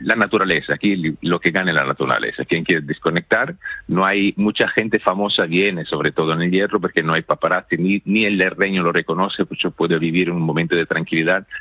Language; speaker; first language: Spanish; non-native, fluent; Italian